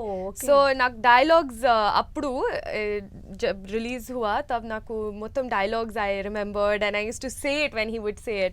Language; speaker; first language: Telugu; non-native, learner; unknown